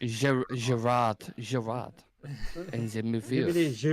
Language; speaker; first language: English; native; English